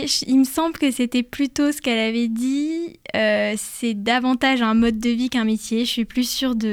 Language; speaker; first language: French; native; French